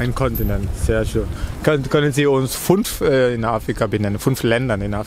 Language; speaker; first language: German; non-native, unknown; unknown